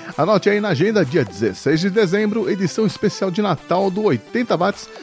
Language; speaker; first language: Portuguese; native; Portuguese